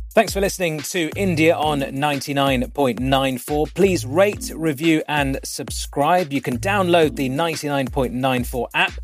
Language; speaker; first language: English; native; English